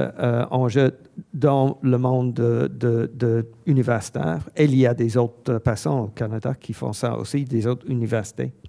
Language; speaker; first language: French; non-native, fluent; English